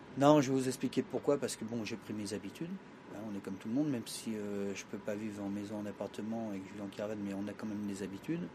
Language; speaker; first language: French; native; French